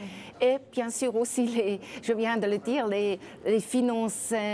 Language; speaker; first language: French; non-native, local second language; German